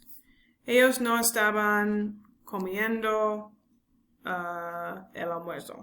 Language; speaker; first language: Spanish; non-native, learner; English